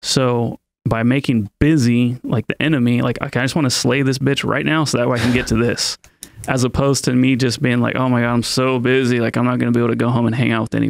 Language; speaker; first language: English; native; English